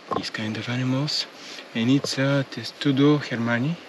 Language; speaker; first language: English; non-native, fluent; Bulgarian